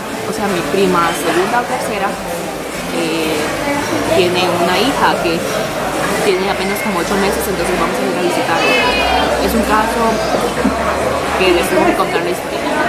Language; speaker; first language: Spanish; early bilingual, other home language; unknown